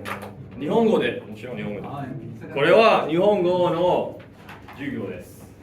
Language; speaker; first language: Japanese; non-native, learner; English